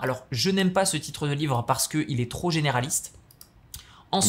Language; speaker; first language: French; native; French